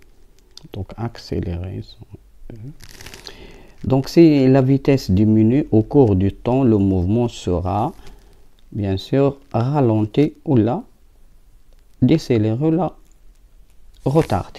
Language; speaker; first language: French; non-native, local second language; Arabic